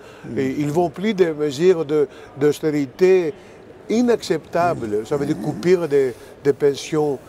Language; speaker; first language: French; non-native, fluent; Greek